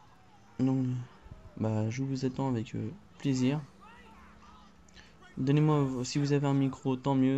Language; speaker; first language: French; native; French